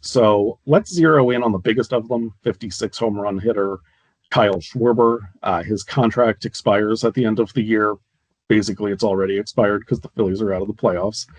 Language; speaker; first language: English; native; English